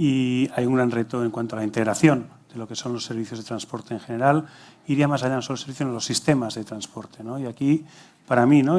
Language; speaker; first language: Spanish; native; Spanish